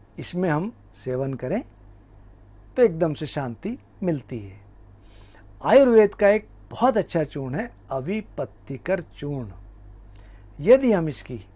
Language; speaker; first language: Hindi; native; Hindi